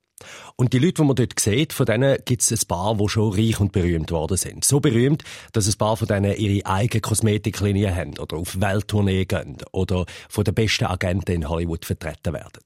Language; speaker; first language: German; native; German